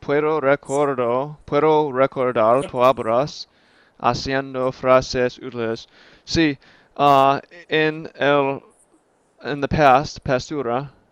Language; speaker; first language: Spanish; non-native, learner; English